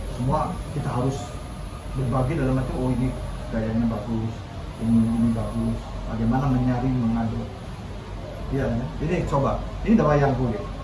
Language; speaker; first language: Indonesian; non-native, local second language; Sundanese